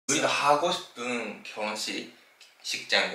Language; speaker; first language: Korean; non-native, fluent; Japanese